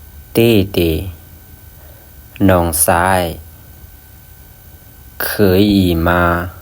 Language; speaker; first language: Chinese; non-native, fluent; Lao